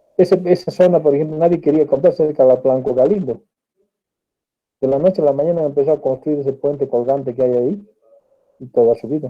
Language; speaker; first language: Spanish; native; Spanish